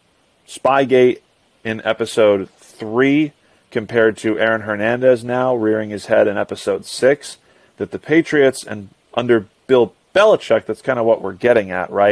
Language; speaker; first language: English; native; English